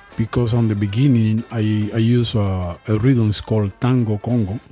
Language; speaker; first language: English; non-native, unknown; Spanish